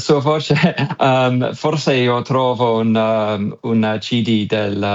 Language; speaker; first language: Italian; non-native, fluent; English